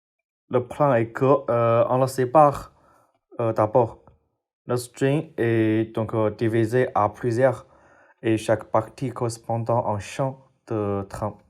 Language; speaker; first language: French; non-native, fluent; Chinese